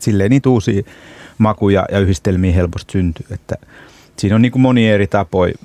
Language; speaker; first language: Finnish; native; Finnish